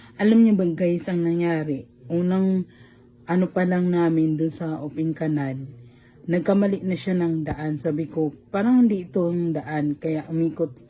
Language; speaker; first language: Filipino; native; Filipino